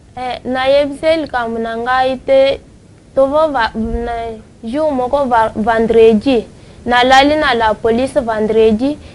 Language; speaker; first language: Lingala; non-native, local second language; Luba-Lulua